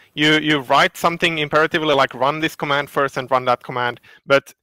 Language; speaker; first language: English; non-native, fluent; Finnish